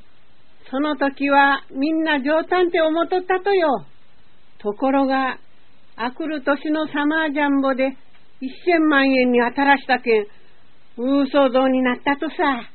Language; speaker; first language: Japanese; native; Japanese